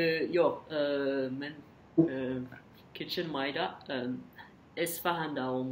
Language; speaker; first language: Azerbaijani; non-native, learner; French